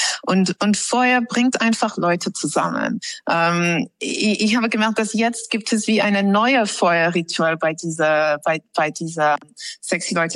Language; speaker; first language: German; non-native, fluent; English